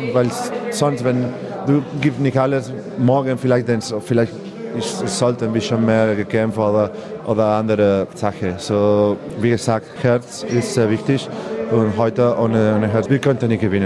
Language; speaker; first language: German; non-native, learner; Spanish